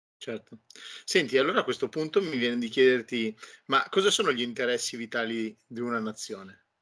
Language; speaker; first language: Italian; native; Italian